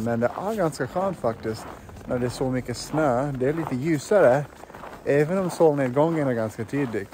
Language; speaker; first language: Swedish; non-native, fluent; English